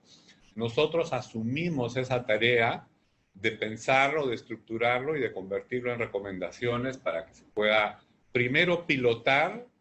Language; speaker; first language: Spanish; native; Spanish